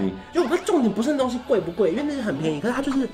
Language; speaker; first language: Chinese; native; Chinese